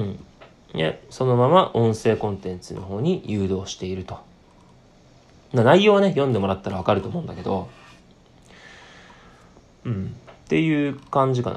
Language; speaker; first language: Japanese; native; Japanese